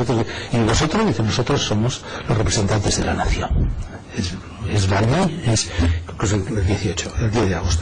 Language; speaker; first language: Spanish; native; Spanish